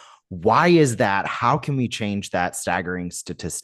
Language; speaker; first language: English; native; English